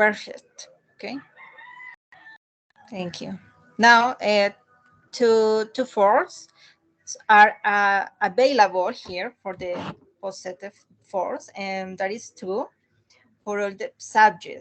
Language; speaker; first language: English; non-native, learner; Spanish